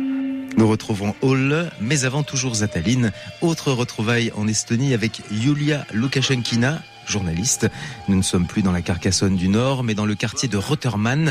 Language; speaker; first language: French; native; French